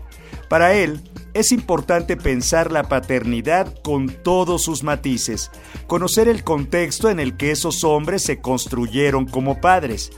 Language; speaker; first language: Spanish; native; Spanish